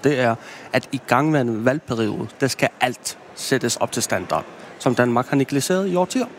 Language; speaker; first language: Danish; non-native, local second language; Kalaallisut